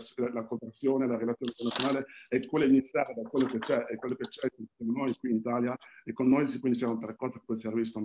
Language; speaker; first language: Italian; non-native, fluent; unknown